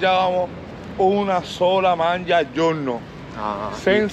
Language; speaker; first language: Italian; non-native, learner; Spanish